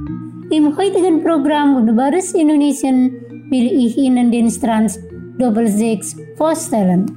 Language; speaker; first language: German; non-native, fluent; Indonesian